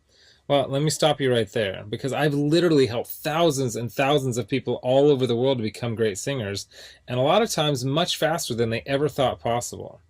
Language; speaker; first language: English; native; English